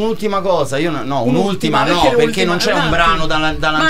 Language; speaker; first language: Italian; native; Italian